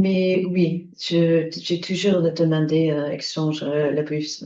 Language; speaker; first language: French; non-native, learner; English